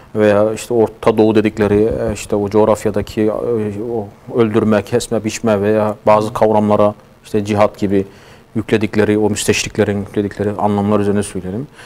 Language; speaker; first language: Turkish; native; Turkish